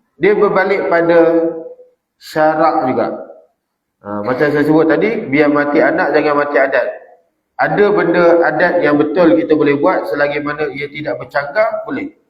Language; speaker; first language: Malay; native; Malay